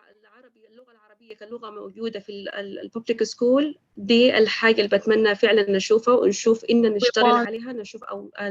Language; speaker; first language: Arabic; native; Arabic